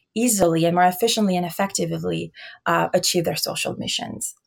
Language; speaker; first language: English; early bilingual, other home language; Albanian